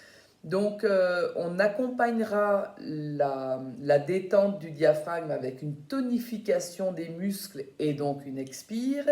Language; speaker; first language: French; native; French